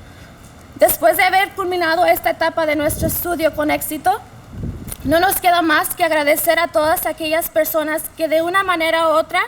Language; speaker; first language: Spanish; early bilingual, heritage; Spanish